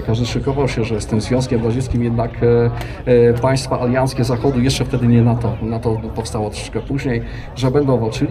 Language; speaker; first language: Polish; native; Polish